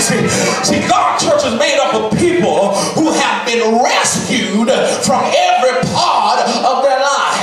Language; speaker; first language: English; native; English